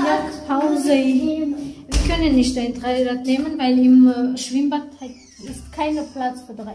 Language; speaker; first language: German; non-native, learner; Tajik